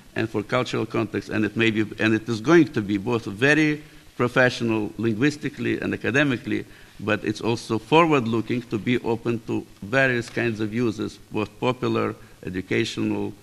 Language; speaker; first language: English; native; English